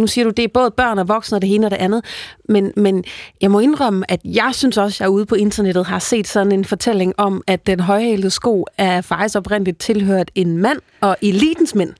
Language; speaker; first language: Danish; native; Danish